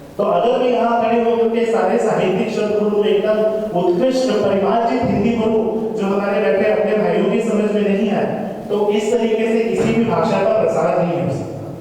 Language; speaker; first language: Hindi; native; Hindi